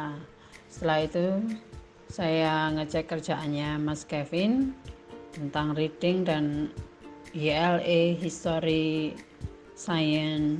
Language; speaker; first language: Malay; non-native, local second language; Javanese